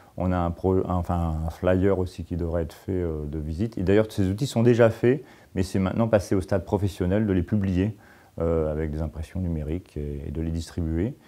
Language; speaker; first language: French; native; French